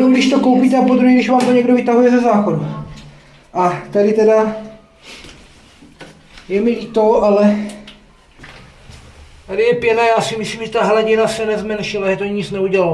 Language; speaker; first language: Czech; native; Czech